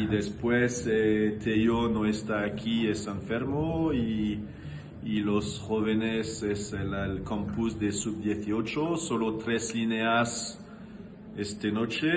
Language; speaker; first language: Spanish; non-native, learner; French